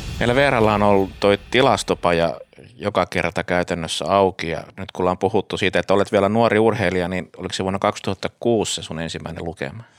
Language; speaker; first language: Finnish; native; Finnish